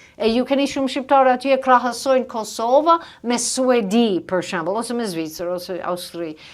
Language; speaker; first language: Albanian; non-native, fluent; English